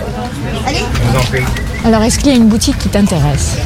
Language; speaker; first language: French; native; French